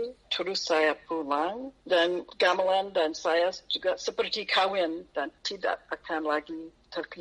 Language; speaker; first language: Indonesian; non-native, fluent; English